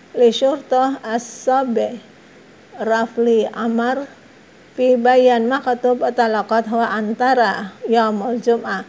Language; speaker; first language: Arabic; non-native, fluent; Indonesian